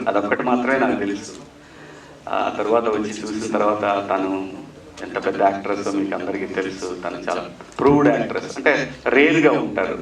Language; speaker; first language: Telugu; native; Telugu